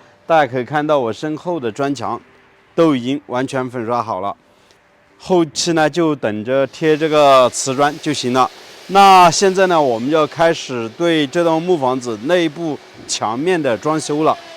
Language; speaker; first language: Chinese; native; Chinese